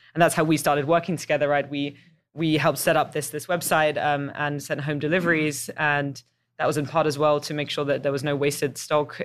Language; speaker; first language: English; native; English